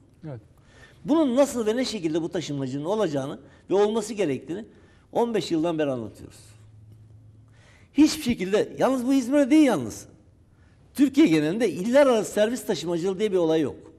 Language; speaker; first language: Turkish; native; Turkish